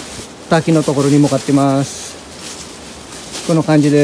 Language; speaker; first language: Japanese; non-native, fluent; Filipino